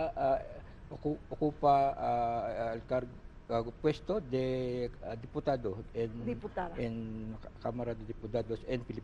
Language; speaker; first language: Spanish; non-native, learner; Filipino